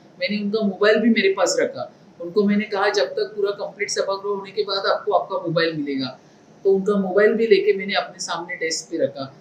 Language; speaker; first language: Hindi; non-native, local second language; Marathi